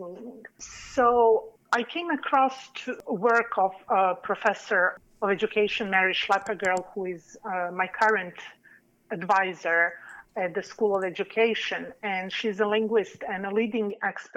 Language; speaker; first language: English; non-native, fluent; Serbian